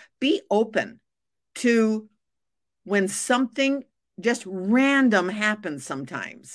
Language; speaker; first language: English; native; English